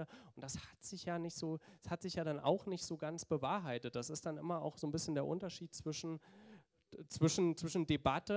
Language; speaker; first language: German; native; German